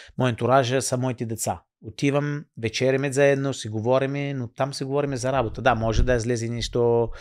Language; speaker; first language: Bulgarian; non-native, fluent; Italian